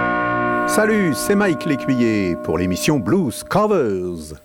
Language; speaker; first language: French; native; French